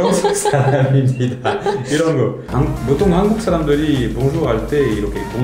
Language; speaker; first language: Korean; non-native, learner; French